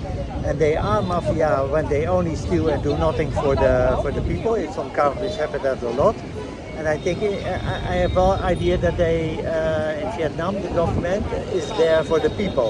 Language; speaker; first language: English; non-native, learner; Dutch